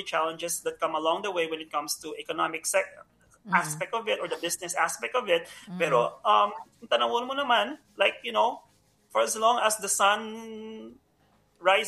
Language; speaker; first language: English; non-native, local second language; Hiligaynon